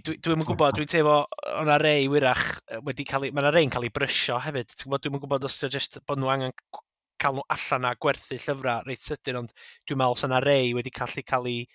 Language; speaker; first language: Welsh; native; Welsh